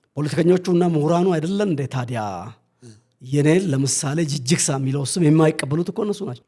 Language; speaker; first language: Amharic; non-native, local second language; Oromo